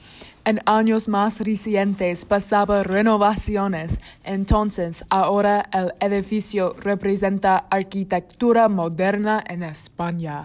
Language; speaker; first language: Spanish; non-native, learner; English